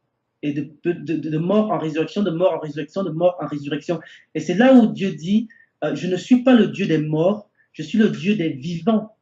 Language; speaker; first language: French; native; French